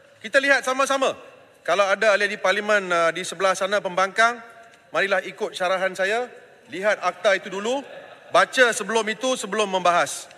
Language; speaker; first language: Malay; non-native, local second language; Tamil